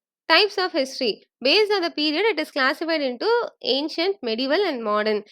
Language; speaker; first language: English; non-native, local second language; Tamil